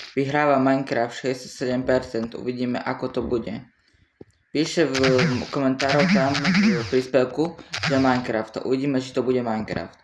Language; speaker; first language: Slovak; native; Slovak